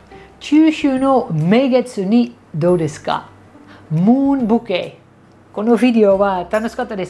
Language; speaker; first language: Japanese; non-native, learner; Dutch